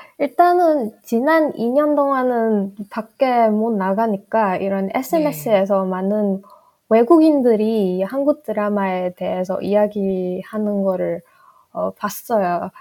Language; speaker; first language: Korean; non-native, fluent; Burmese